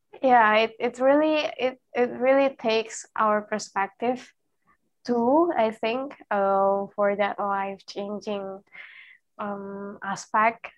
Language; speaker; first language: English; non-native, fluent; Indonesian